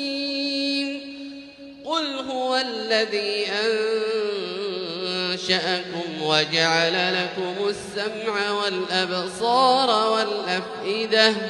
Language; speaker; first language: Arabic; native; Arabic